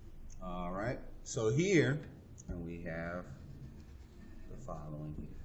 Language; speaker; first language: English; native; English